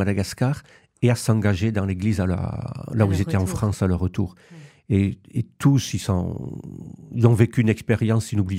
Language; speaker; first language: French; native; French